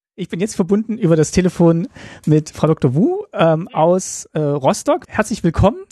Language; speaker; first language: German; native; German